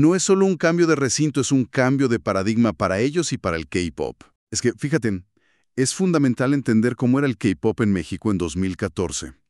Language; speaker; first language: Spanish; native; Spanish